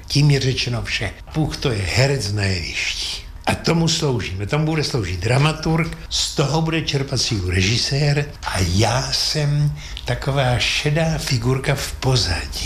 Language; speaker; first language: Czech; native; Czech